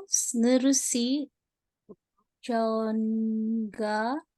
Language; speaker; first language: Korean; non-native, learner; Indonesian